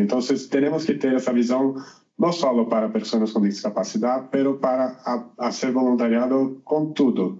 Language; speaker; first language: Spanish; non-native, learner; Portuguese